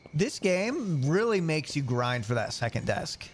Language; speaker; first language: English; native; English